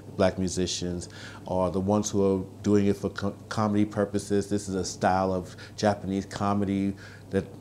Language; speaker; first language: English; native; English